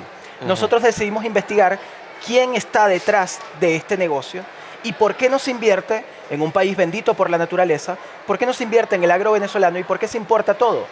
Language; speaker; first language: Spanish; native; Spanish